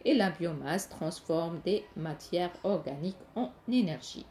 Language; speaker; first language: French; non-native, local second language; Arabic